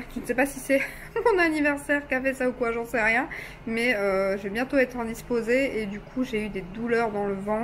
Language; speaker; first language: French; native; French